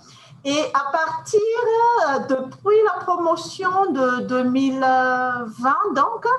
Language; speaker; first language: French; non-native, local second language; Malagasy